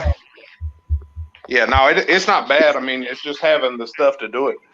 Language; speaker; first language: English; native; English